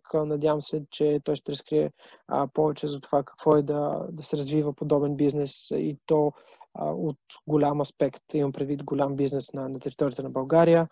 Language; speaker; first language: Bulgarian; native; Bulgarian